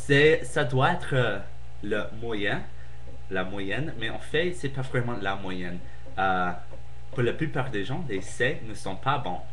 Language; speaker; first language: French; non-native, fluent; English